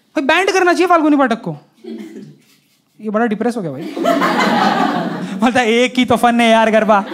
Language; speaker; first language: Hindi; non-native, local second language; Gujarati